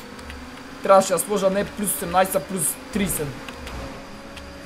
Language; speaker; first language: Bulgarian; native; Bulgarian